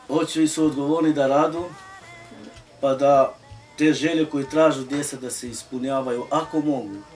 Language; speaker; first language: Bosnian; non-native, local second language; Romany